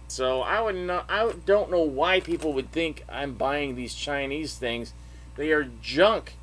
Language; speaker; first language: English; native; English